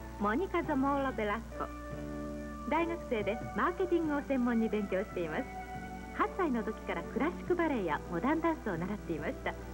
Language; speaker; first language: Japanese; native; Japanese